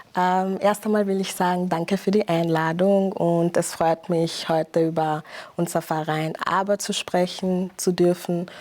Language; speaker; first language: German; non-native, fluent; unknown